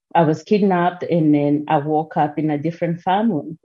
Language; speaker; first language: English; non-native, local second language; Kinyarwanda